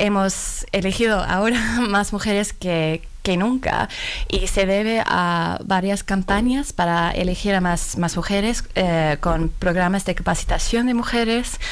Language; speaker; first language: Spanish; non-native, fluent; Finnish